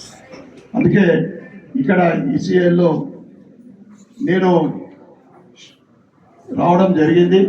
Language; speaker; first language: Telugu; native; Telugu